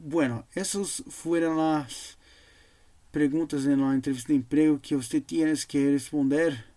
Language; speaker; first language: Portuguese; non-native, learner; Spanish